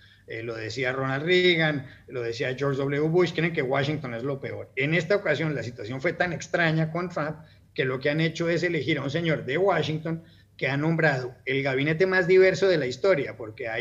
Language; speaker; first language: Spanish; native; Spanish